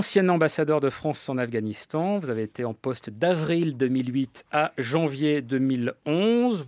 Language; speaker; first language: French; native; French